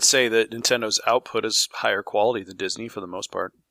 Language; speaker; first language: English; native; English